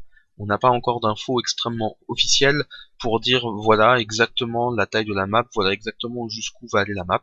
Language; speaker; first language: French; native; French